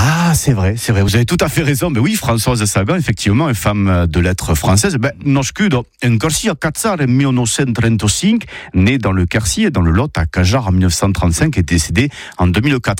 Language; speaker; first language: French; native; French